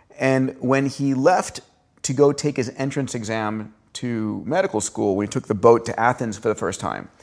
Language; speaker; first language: English; early bilingual, other home language; Greek